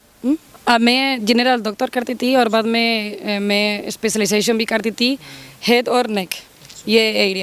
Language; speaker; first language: Hindi; non-native, learner; Spanish